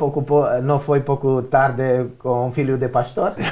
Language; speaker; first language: Portuguese; non-native, learner; Romanian